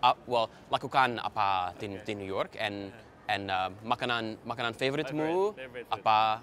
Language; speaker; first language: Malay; non-native, learner; English